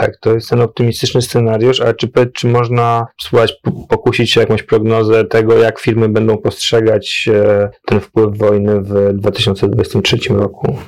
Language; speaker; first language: Polish; native; Polish